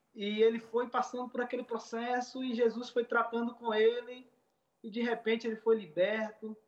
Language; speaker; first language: Portuguese; native; Portuguese